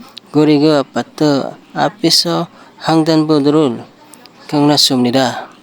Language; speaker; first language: Korean; non-native, learner; Filipino